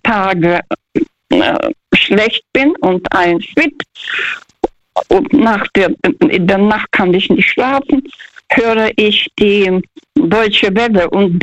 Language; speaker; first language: German; non-native, learner; Russian